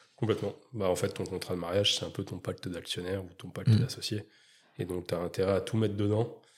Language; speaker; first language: French; native; French